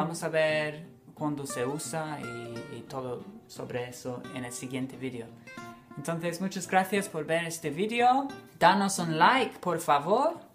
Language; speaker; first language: Spanish; non-native, fluent; English